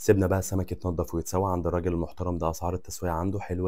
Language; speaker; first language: Arabic; native; Arabic